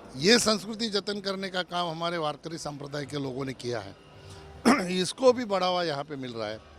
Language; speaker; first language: Hindi; non-native, local second language; Marathi